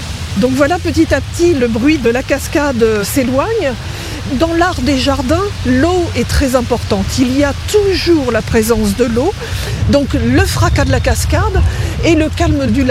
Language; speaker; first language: French; native; French